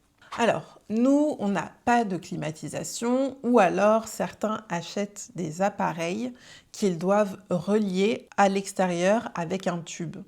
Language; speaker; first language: French; native; French